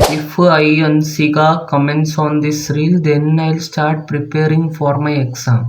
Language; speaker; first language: English; non-native, local second language; Malayalam